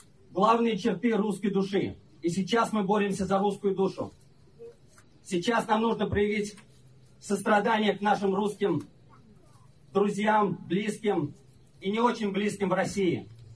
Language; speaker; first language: Russian; native; Russian